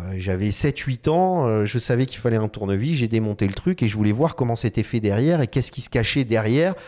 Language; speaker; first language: French; native; French